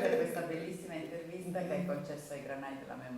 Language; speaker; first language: Italian; native; Italian